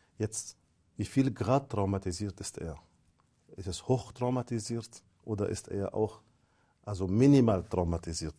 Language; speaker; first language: German; non-native, fluent; Arabic